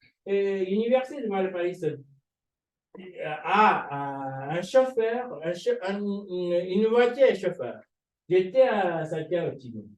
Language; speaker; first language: French; non-native, fluent; Japanese